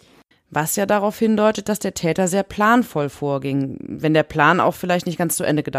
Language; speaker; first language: German; native; German